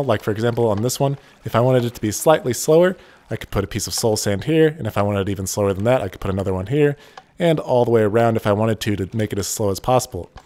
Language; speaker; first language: English; native; English